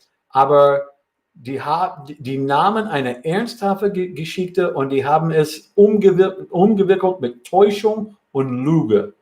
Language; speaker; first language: German; non-native, fluent; English